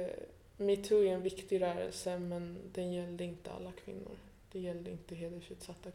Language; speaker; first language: Swedish; early bilingual, other home language; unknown